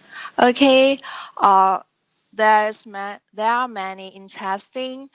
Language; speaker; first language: English; non-native, learner; Vietnamese